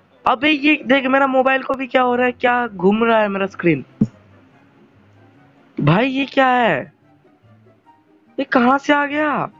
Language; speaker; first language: Hindi; non-native, learner; Bangla